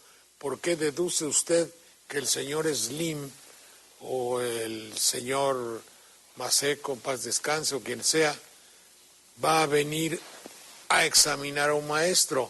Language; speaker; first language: Spanish; native; Spanish